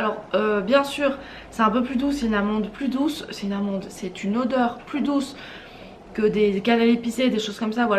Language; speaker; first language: French; native; French